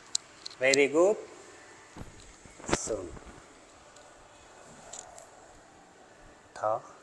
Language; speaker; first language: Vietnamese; non-native, learner; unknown